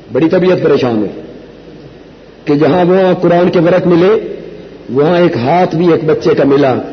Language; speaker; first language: Urdu; non-native, local second language; Punjabi